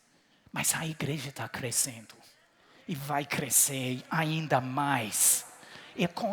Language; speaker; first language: Portuguese; non-native, fluent; English